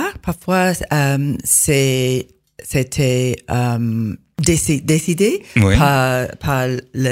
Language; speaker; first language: French; non-native, learner; English